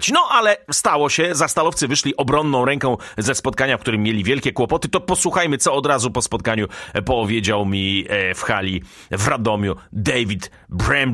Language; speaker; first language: Polish; native; Polish